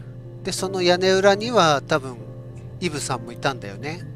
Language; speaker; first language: Japanese; native; Japanese